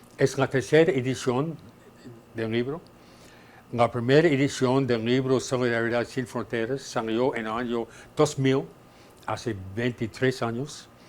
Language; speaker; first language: Spanish; non-native, fluent; English